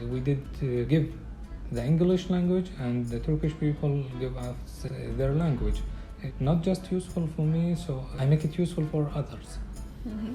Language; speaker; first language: English; non-native, learner; Arabic